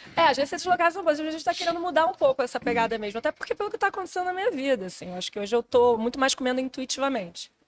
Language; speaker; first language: Portuguese; native; Portuguese